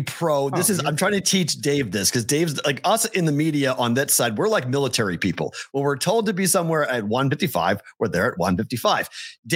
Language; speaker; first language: English; native; English